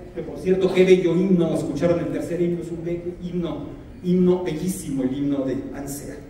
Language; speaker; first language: Spanish; native; Spanish